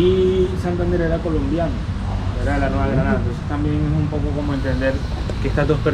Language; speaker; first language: Spanish; native; Spanish